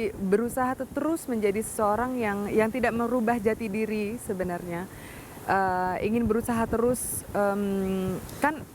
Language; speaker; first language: Indonesian; native; Indonesian